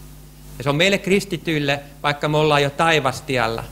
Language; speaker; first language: Finnish; native; Finnish